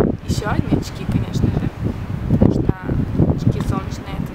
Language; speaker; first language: Russian; early bilingual, heritage; Russian